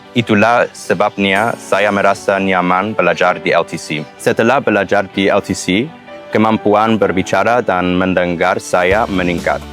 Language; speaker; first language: Indonesian; non-native, learner; German